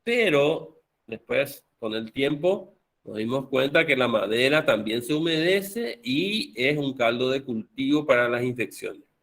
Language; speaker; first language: Spanish; native; Spanish